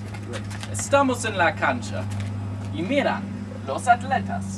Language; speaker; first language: Spanish; non-native, learner; English